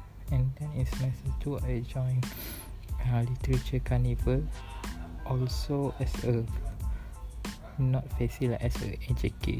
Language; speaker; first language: English; non-native, learner; Malay